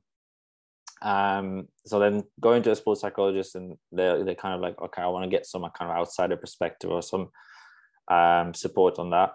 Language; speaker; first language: English; non-native, fluent; Polish